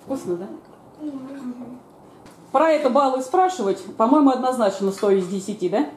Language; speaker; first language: Russian; native; Russian